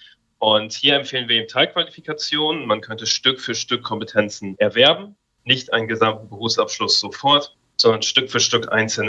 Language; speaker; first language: German; native; German